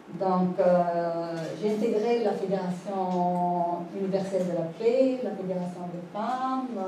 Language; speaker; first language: French; non-native, local second language; Arabic